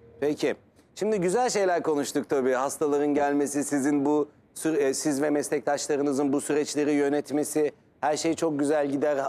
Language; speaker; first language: Turkish; native; Turkish